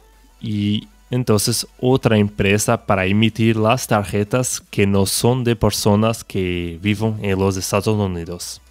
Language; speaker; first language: Spanish; non-native, fluent; Portuguese